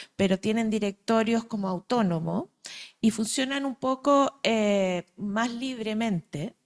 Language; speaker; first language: Spanish; native; Spanish